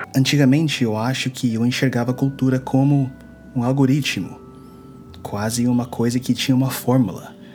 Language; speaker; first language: Portuguese; non-native, fluent; English